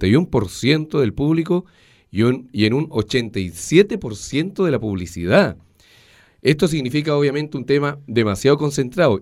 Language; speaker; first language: Spanish; native; Spanish